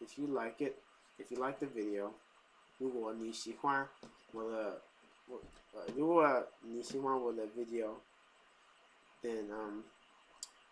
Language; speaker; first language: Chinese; non-native, fluent; English